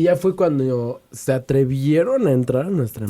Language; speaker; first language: Spanish; native; Spanish